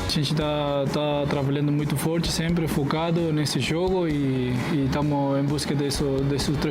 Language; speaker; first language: Portuguese; non-native, fluent; Spanish